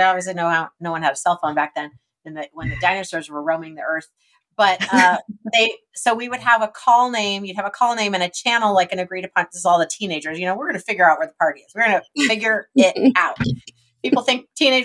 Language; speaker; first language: English; native; English